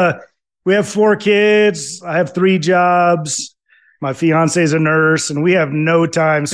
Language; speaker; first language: English; native; English